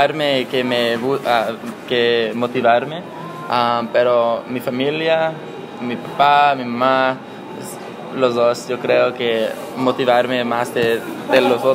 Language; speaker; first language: Spanish; non-native, learner; English